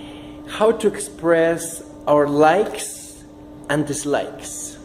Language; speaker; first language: English; non-native, fluent; Spanish